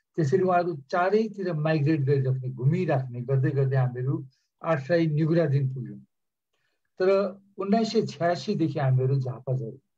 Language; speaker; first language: Nepali; native; Nepali